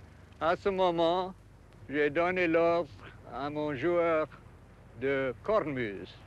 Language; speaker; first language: French; non-native, fluent; English